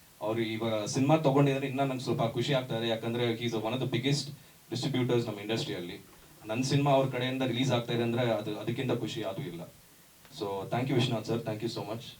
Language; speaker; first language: Kannada; native; Kannada